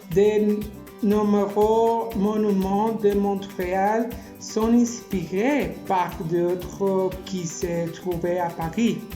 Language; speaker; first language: French; non-native, learner; Spanish